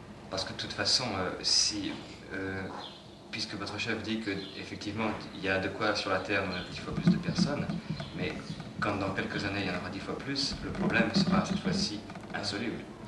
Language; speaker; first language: French; native; French